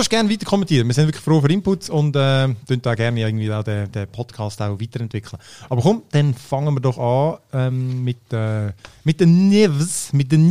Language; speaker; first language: German; native; German